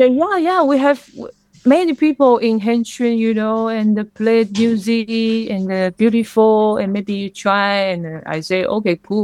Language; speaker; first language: English; non-native, learner; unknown